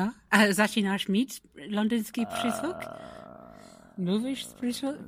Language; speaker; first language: Czech; non-native, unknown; English